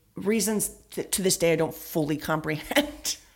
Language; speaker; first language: English; early bilingual, other home language; Spanish